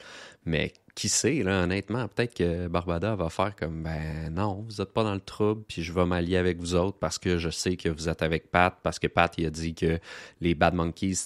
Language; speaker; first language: French; native; French